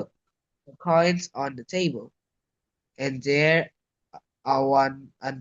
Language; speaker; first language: English; non-native, learner; Vietnamese